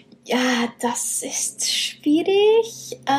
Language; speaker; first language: German; non-native, fluent; Czech